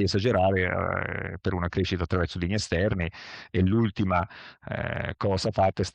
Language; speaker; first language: Italian; native; Italian